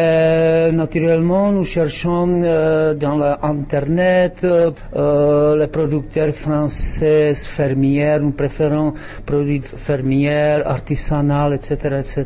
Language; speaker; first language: French; non-native, learner; Czech